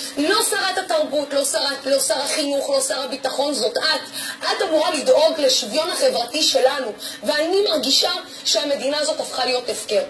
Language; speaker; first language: Hebrew; non-native, local second language; Arabic